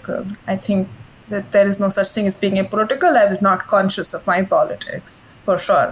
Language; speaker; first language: English; non-native, local second language; Hindi